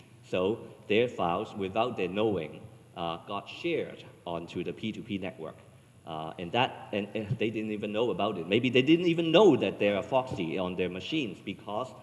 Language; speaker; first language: English; non-native, local second language; Cantonese